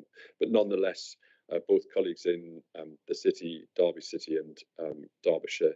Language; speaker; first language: English; native; English